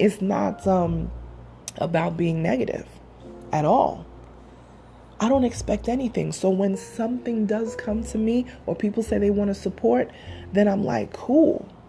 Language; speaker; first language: English; native; English